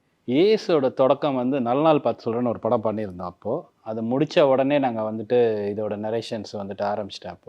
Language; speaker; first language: Tamil; native; Tamil